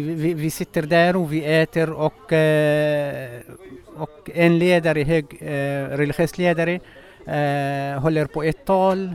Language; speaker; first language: Swedish; non-native, fluent; Arabic